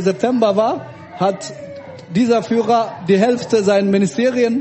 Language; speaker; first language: German; early bilingual, other home language; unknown